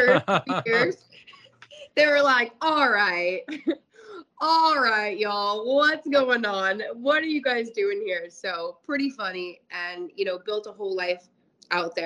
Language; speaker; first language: English; native; English